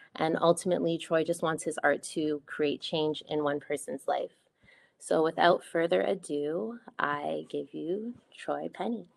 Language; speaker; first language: English; native; English